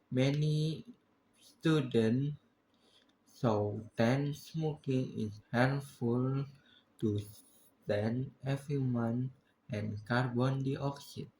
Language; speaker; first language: English; non-native, learner; Indonesian